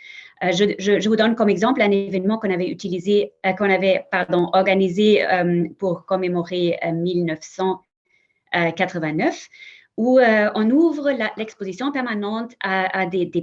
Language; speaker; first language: French; non-native, fluent; German